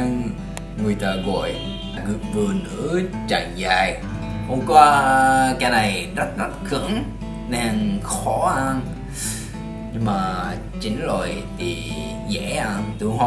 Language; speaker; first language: Vietnamese; non-native, learner; Japanese